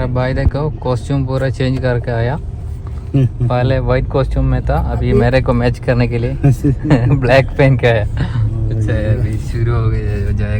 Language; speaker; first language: Hindi; non-native, local second language; Malayalam